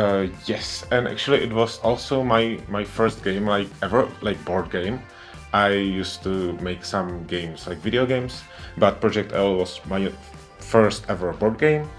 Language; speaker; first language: English; non-native, fluent; Czech